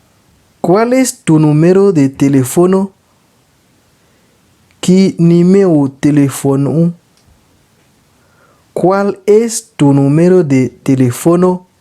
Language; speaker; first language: Spanish; non-native, learner; Haitian Creole